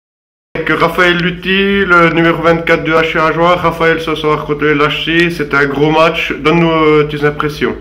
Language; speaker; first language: French; native; French